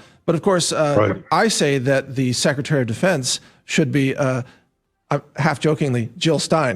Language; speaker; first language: English; native; English